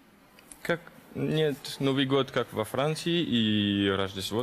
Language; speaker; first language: Russian; early bilingual, heritage; French